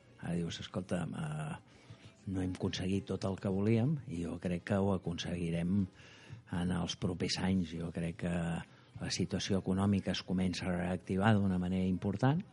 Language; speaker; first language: Catalan; native; Catalan